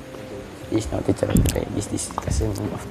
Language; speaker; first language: English; non-native, learner; Indonesian